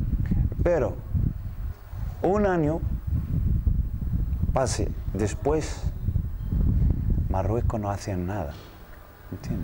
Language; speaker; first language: Spanish; non-native, learner; Arabic